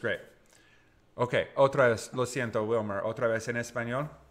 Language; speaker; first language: Spanish; non-native, learner; English